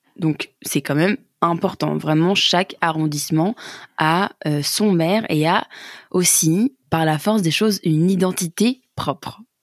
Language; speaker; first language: French; native; French